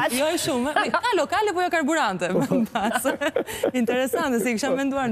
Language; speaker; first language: Albanian; native; Albanian